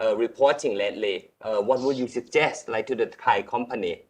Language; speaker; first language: English; non-native, fluent; Thai